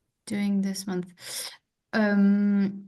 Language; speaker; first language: English; non-native, learner; French